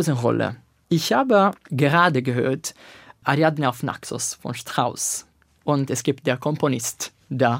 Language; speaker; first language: German; non-native, learner; Italian